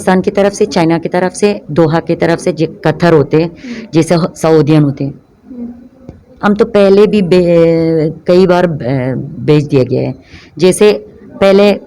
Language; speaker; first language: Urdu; non-native, local second language; Persian